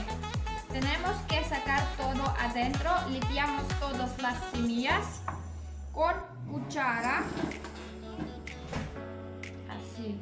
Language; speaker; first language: Spanish; non-native, learner; Polish